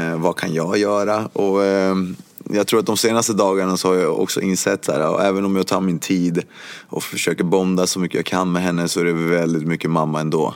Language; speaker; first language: Swedish; early bilingual, other home language; Spanish